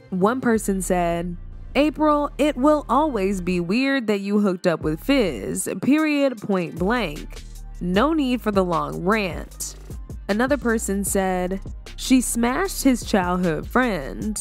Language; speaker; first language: English; native; English